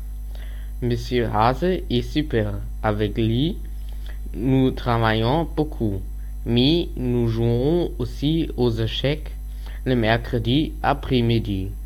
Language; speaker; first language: French; non-native, learner; German